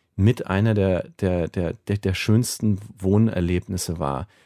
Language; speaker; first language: German; native; German